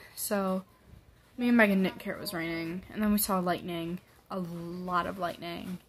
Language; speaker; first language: English; native; English